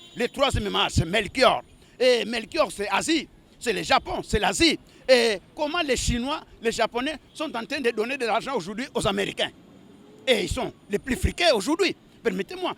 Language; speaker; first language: French; non-native, local second language; Lingala